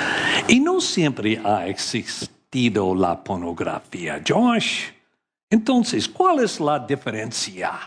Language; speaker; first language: Spanish; non-native, learner; English